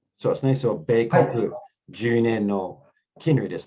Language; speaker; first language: Japanese; non-native, learner; English